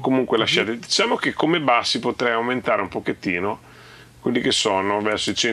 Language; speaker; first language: Italian; native; Italian